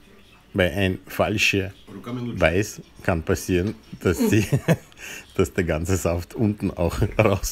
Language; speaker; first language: German; non-native, fluent; Russian